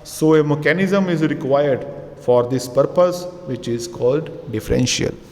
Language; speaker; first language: English; non-native, local second language; Punjabi